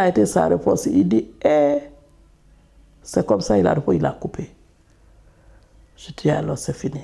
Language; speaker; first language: French; non-native, local second language; Fula